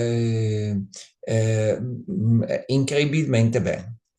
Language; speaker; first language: Spanish; non-native, learner; Italian